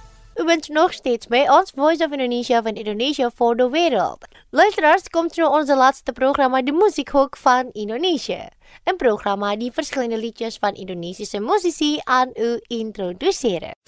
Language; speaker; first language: Dutch; non-native, fluent; Indonesian